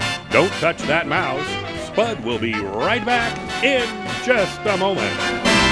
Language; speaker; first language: English; native; English